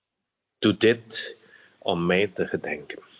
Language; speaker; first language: Dutch; non-native, fluent; Indonesian